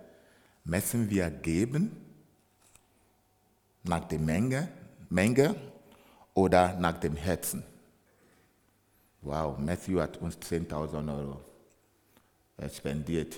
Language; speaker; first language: German; non-native, fluent; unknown